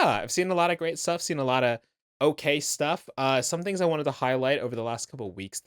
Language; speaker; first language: English; native; English